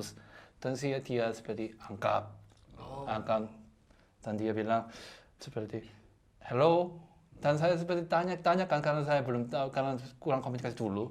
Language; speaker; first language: Indonesian; non-native, learner; Korean